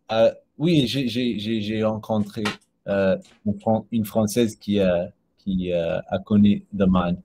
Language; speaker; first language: French; non-native, learner; English